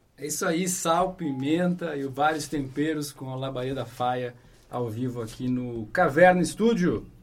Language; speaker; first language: Portuguese; native; Portuguese